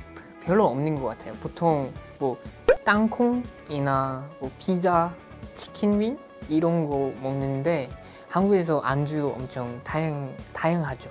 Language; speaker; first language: Korean; non-native, fluent; English